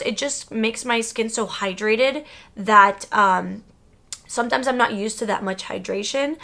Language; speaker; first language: English; early bilingual, other home language; Spanish